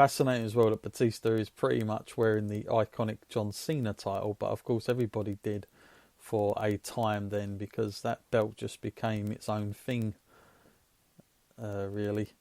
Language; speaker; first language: English; native; English